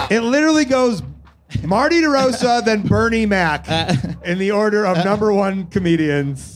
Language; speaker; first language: English; native; English